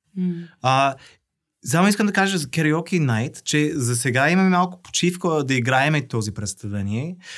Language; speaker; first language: Bulgarian; non-native, fluent; English